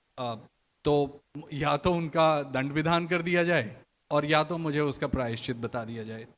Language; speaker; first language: Hindi; native; Hindi